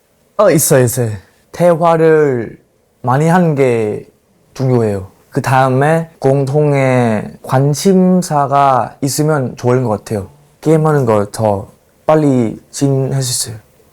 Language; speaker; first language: Korean; non-native, learner; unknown